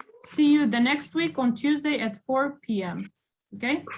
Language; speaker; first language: English; non-native, fluent; Kyrgyz